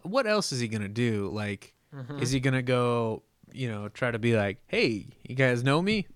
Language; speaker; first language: English; native; English